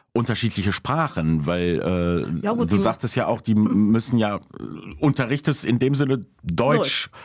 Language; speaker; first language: German; early bilingual, other home language; Polish